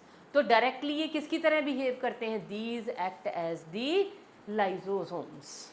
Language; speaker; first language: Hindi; native; Hindi